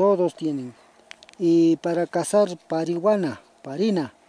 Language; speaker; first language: Spanish; non-native, local second language; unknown